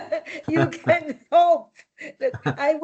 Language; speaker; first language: English; non-native, fluent; Italian